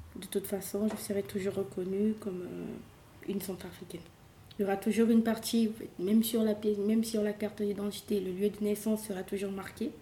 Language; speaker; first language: French; non-native, local second language; Sango